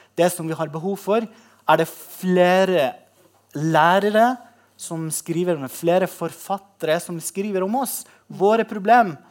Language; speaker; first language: Norwegian; non-native, fluent; Persian